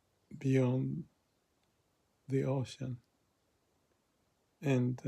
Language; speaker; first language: English; non-native, fluent; Japanese